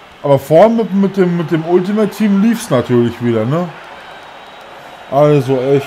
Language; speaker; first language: German; native; German